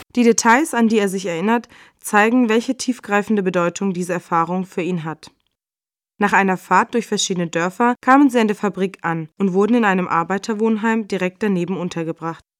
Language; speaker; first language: German; native; German